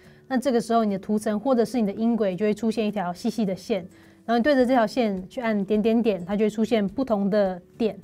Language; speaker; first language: Chinese; native; Chinese